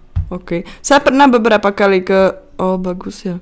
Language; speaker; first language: Indonesian; non-native, fluent; Czech